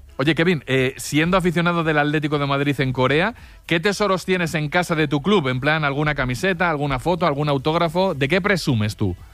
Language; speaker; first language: Spanish; native; Spanish